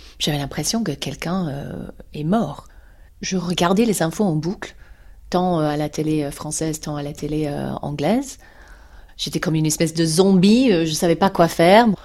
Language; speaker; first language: French; non-native, fluent; English